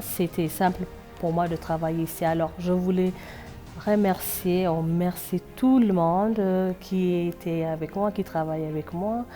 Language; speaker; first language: French; non-native, fluent; Amharic